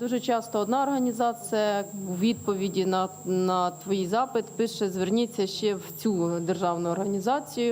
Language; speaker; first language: Ukrainian; native; Ukrainian